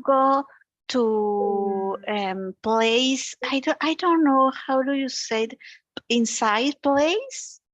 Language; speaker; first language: English; non-native, learner; Spanish